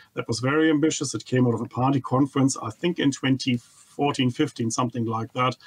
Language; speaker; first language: English; non-native, fluent; German